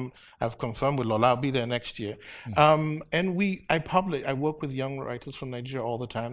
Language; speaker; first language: English; native; English